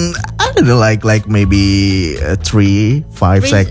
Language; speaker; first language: English; non-native, learner; Indonesian